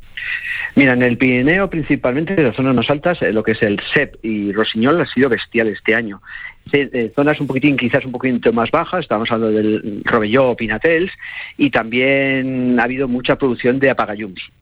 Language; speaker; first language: Spanish; native; Spanish